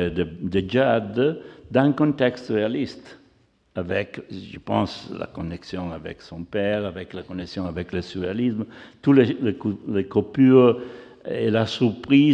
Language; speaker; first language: French; non-native, fluent; Italian